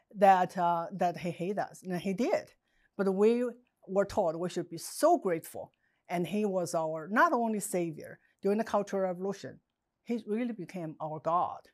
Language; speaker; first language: English; non-native, fluent; Chinese